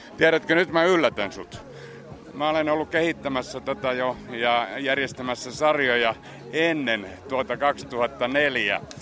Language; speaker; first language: Finnish; native; Finnish